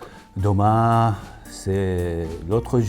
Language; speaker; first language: French; non-native, learner; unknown